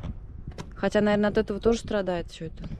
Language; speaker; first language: Russian; native; Russian